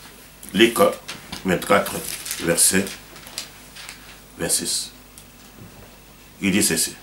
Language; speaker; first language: French; non-native, local second language; Lingala